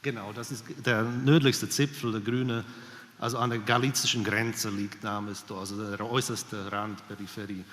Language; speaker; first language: German; non-native, fluent; Slovak